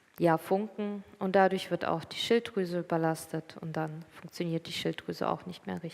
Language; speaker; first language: German; native; German